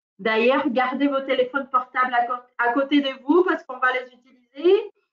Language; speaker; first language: French; non-native, fluent; Spanish